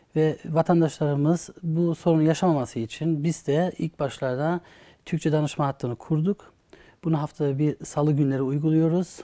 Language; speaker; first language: Turkish; early bilingual, heritage; Turkish